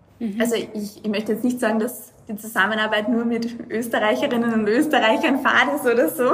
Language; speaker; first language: German; native; German